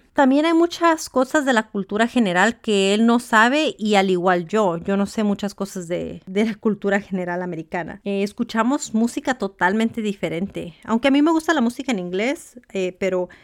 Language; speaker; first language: Spanish; early bilingual, heritage; Spanish